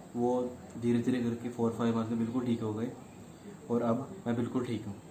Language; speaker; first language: Hindi; non-native, local second language; Punjabi